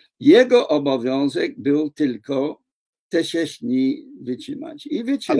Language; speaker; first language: Polish; non-native, fluent; English